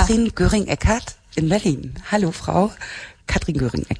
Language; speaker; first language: German; native; German